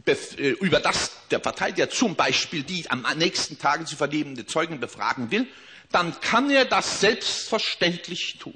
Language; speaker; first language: German; native; German